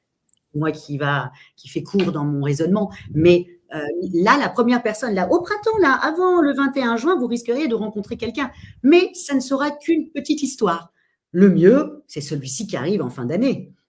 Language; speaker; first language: French; native; French